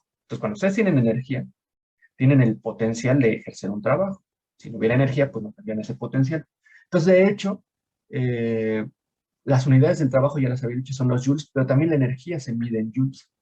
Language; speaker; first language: Spanish; native; Spanish